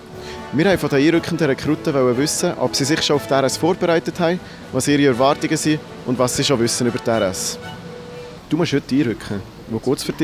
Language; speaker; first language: German; native; German